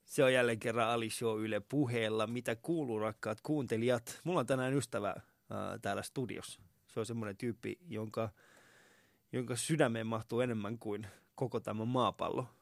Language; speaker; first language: Finnish; non-native, fluent; Persian